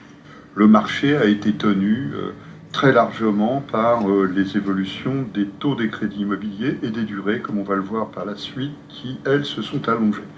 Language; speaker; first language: French; native; French